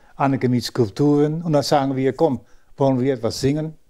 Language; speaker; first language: German; early bilingual, other home language; Dutch